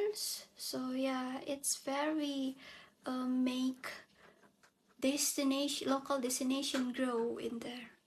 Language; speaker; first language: English; non-native, learner; Indonesian